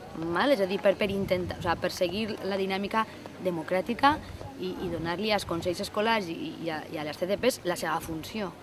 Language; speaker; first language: Catalan; non-native, local second language; Spanish